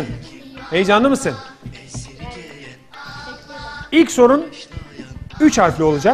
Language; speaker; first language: Turkish; native; Turkish